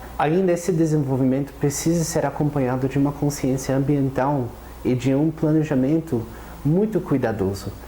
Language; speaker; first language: Portuguese; non-native, fluent; English